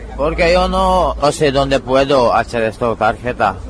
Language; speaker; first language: Spanish; non-native, learner; Hungarian